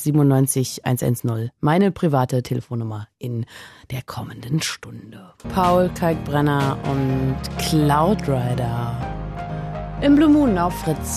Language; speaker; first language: German; native; German